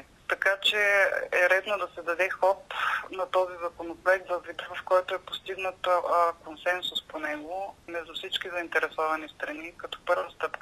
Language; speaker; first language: Bulgarian; native; Bulgarian